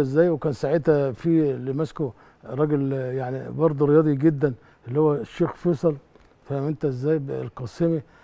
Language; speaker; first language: Arabic; native; Arabic